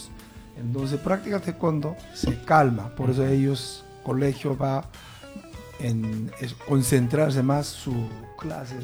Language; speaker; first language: Spanish; non-native, learner; Korean